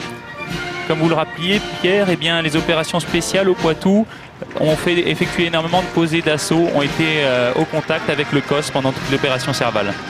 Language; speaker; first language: French; native; French